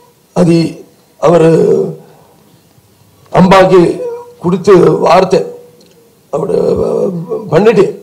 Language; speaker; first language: Tamil; non-native, local second language; Telugu